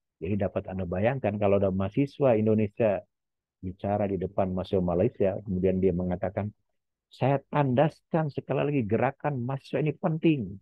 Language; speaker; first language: Indonesian; non-native, local second language; Javanese